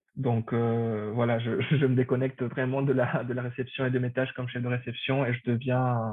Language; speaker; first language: French; non-native, fluent; Spanish